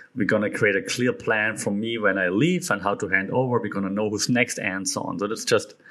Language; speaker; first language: English; non-native, fluent; German